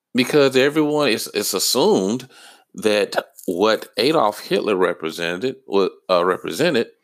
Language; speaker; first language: English; native; English